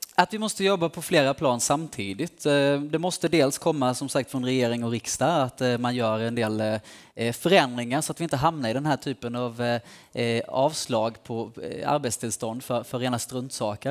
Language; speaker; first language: Swedish; native; Swedish